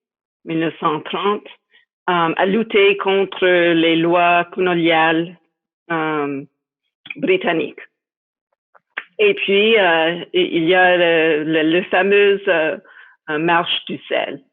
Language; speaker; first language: French; non-native, fluent; English